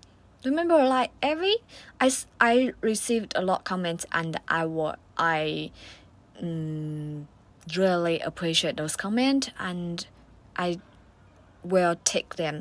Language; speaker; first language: English; non-native, fluent; Chinese